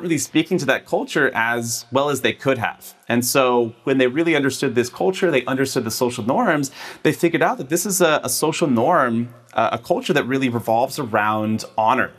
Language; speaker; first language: English; native; English